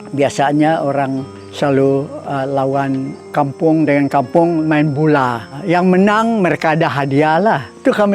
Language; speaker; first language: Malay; non-native, local second language; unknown